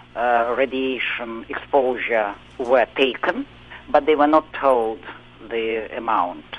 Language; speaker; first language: English; non-native, fluent; Russian